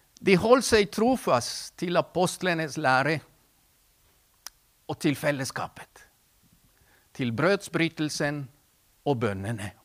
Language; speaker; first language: Norwegian; non-native, fluent; Spanish